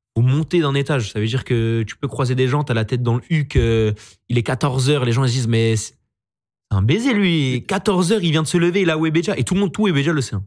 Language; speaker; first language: French; native; French